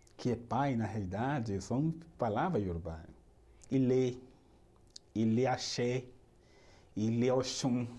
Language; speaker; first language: Portuguese; non-native, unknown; Yoruba